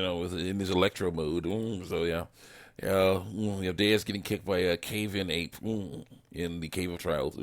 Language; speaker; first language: English; native; English